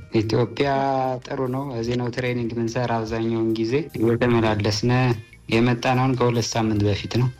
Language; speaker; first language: Amharic; early bilingual, heritage; Amharic